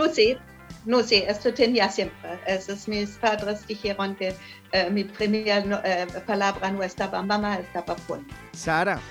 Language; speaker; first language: Spanish; non-native, learner; German